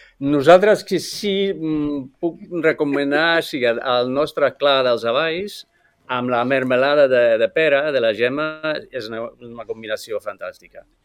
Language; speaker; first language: Catalan; non-native, fluent; English